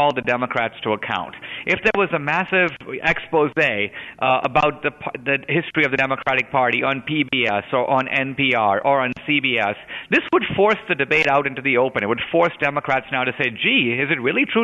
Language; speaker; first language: English; non-native, local second language; Hindi